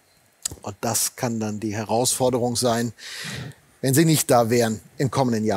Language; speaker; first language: German; native; German